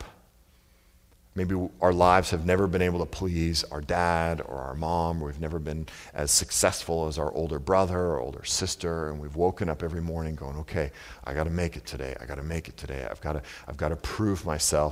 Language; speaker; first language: English; native; English